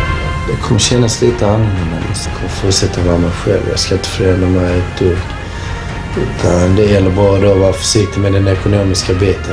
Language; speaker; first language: Swedish; early bilingual, other home language; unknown